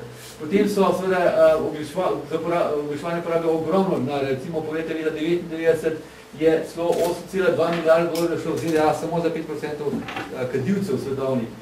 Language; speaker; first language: Slovenian; native; Slovenian